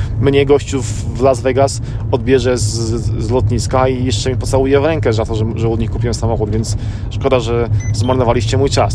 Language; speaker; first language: Polish; native; Polish